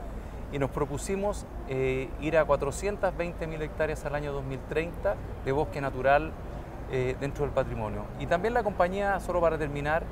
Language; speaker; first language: Spanish; native; Spanish